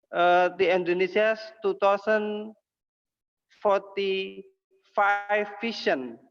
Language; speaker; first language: English; non-native, learner; Indonesian